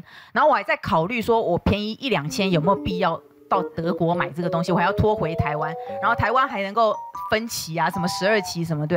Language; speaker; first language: Chinese; native; Chinese